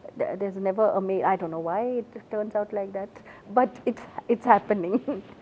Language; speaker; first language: English; non-native, local second language; Assamese